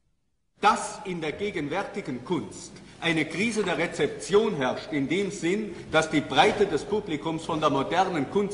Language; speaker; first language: German; native; German